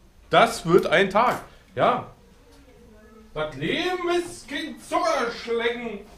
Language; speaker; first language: German; native; German